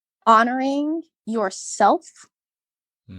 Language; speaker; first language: English; native; English